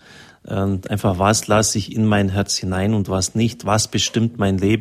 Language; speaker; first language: German; native; German